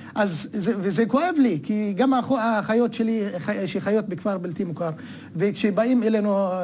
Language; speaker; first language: Hebrew; non-native, local second language; Arabic